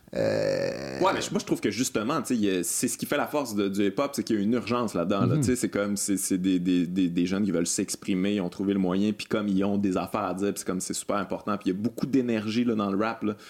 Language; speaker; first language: French; native; French